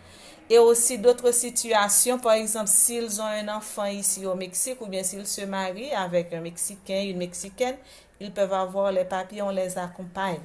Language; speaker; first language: French; non-native, local second language; Haitian Creole